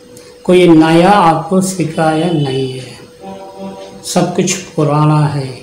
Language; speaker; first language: Hindi; non-native, local second language; Tamil